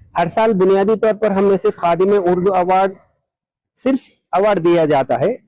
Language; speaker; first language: Urdu; native; Urdu